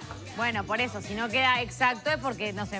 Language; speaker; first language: Spanish; native; Spanish